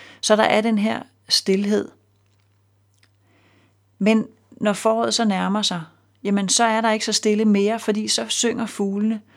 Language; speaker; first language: Danish; native; Danish